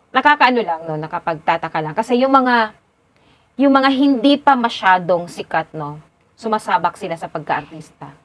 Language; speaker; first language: Filipino; non-native, local second language; Cebuano